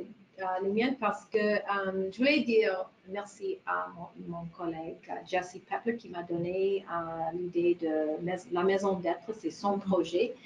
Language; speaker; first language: French; non-native, fluent; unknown